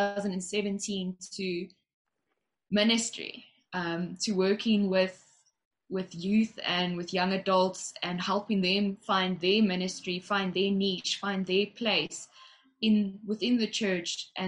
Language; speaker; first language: English; native; English